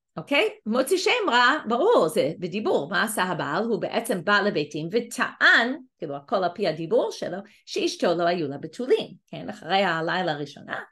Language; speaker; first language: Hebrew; non-native, fluent; English